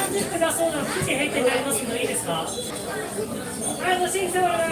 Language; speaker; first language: Japanese; native; Japanese